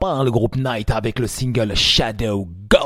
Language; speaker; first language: French; native; French